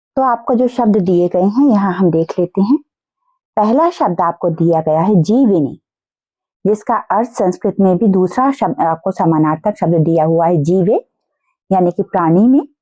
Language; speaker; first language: Hindi; native; Hindi